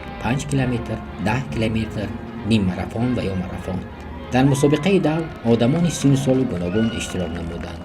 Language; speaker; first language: Persian; native; Persian